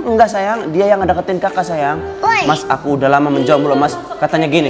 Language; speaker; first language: Indonesian; native; Indonesian